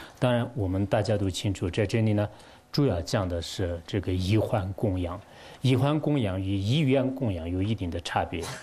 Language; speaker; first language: Chinese; non-native, local second language; Tibetan